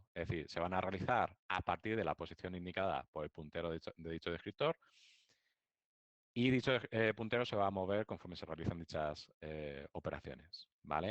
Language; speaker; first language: Spanish; native; Spanish